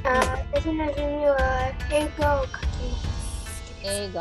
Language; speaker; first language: Japanese; non-native, learner; Indonesian